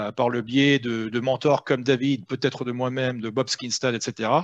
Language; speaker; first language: French; native; French